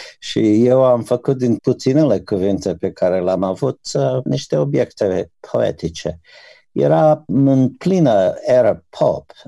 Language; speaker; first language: Romanian; native; Romanian